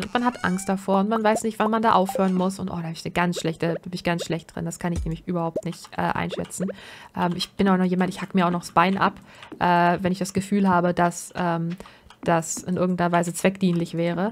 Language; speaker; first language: German; native; German